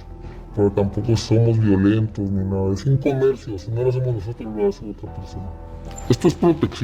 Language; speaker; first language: Spanish; native; Spanish